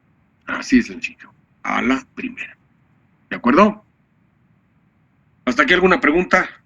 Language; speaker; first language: Spanish; native; Spanish